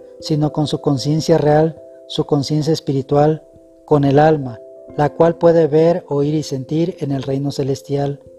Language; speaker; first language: Spanish; native; Spanish